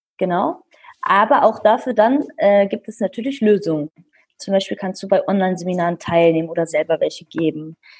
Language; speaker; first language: German; early bilingual, other home language; Kurdish